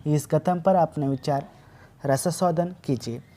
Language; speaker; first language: Hindi; non-native, local second language; Marathi